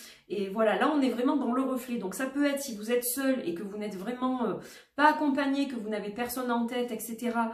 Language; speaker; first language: French; native; French